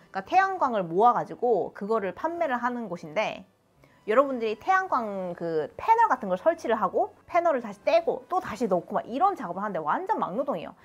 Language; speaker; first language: Korean; native; Korean